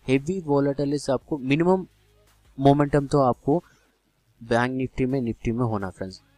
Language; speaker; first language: Hindi; non-native, local second language; Telugu